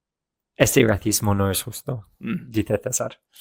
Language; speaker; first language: Spanish; non-native, fluent; English